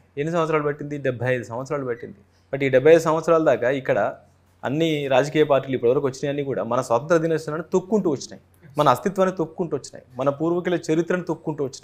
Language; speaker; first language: Telugu; native; Telugu